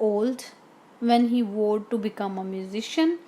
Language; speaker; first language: English; non-native, local second language; Punjabi